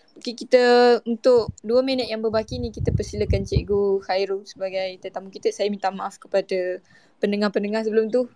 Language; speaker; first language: Malay; native; Malay